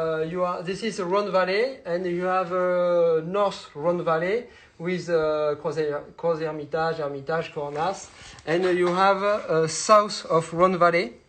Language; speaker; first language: English; non-native, learner; French